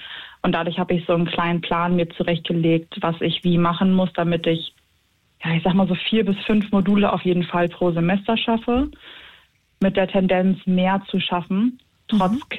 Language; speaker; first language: German; native; German